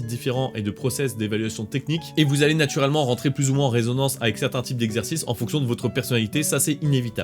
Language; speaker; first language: French; native; French